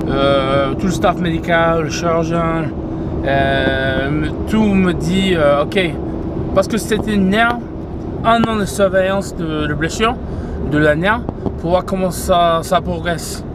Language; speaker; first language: French; non-native, fluent; English